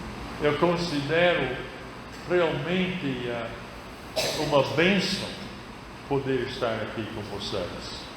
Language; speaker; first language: Portuguese; non-native, fluent; English